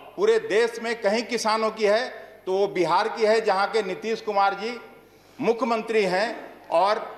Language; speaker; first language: Hindi; native; Hindi